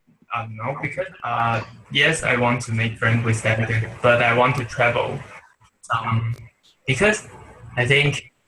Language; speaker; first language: English; non-native, learner; Chinese